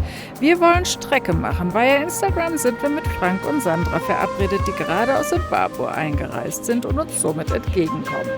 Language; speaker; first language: German; native; German